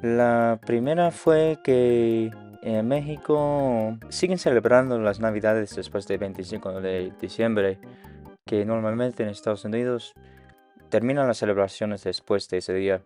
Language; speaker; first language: Spanish; non-native, learner; English